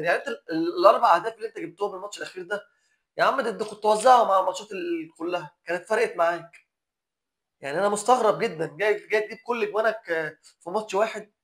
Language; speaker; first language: Arabic; native; Arabic